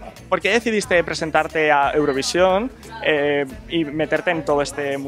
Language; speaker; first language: Spanish; native; Spanish